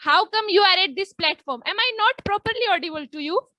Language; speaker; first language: English; non-native, local second language; Hindi